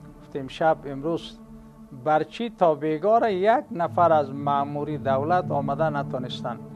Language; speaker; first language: Persian; native; Persian